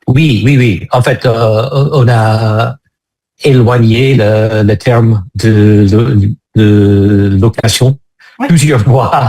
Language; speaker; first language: French; non-native, fluent; English